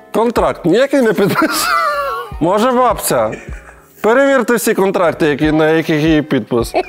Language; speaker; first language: Ukrainian; non-native, local second language; Russian